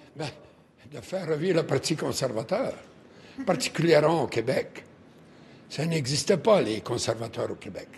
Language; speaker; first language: French; native; French